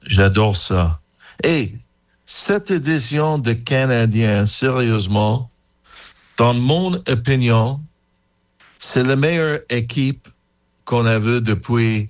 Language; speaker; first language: French; non-native, learner; English